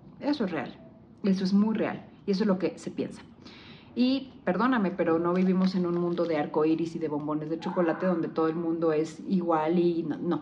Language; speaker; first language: Spanish; native; Spanish